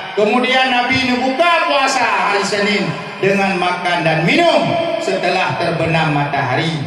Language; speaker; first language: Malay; non-native, local second language; Achinese